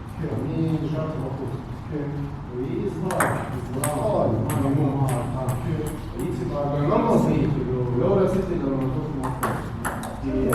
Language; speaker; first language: Hebrew; non-native, learner; Russian